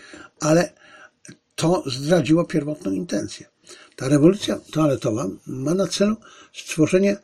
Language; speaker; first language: Polish; native; Polish